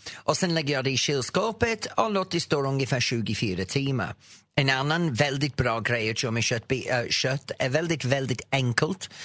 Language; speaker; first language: Swedish; non-native, fluent; English